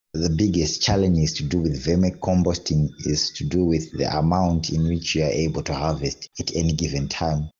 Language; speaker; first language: English; non-native, local second language; Shona